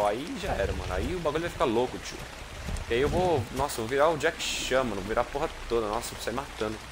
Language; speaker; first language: Portuguese; native; Portuguese